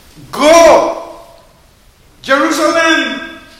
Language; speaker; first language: English; non-native, learner; Spanish